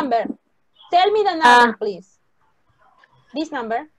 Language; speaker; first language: English; non-native, fluent; Spanish